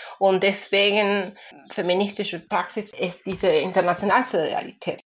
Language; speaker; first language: German; non-native, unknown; Spanish